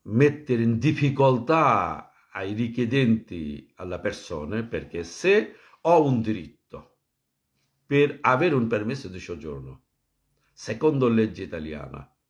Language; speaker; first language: Italian; non-native, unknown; Bangla